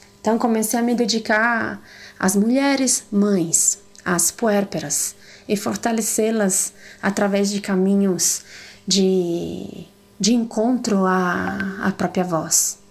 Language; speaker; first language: Portuguese; non-native, fluent; Italian